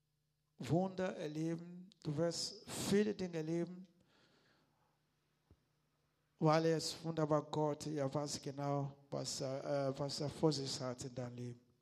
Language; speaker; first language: German; non-native, learner; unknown